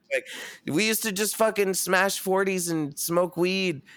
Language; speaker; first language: English; native; English